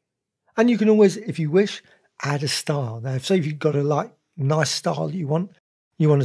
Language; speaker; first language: English; native; English